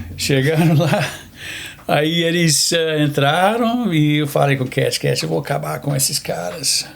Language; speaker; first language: Portuguese; non-native, fluent; English